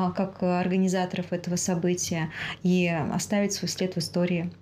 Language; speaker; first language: Russian; native; Russian